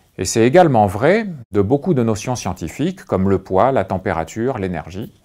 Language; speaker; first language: French; native; French